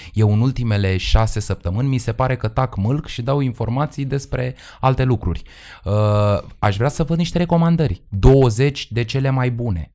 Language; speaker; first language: Romanian; native; Romanian